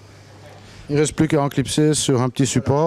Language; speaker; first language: French; native; French